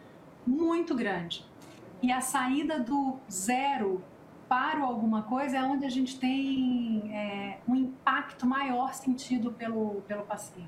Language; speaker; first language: Portuguese; native; Portuguese